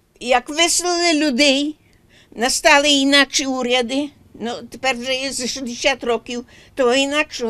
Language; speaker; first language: Ukrainian; early bilingual, heritage; Ukrainian